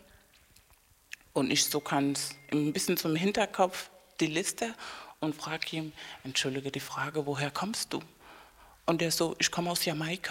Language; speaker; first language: German; non-native, fluent; Spanish